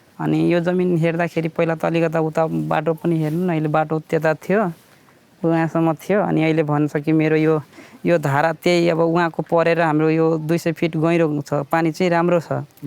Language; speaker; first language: Nepali; non-native, local second language; Bhojpuri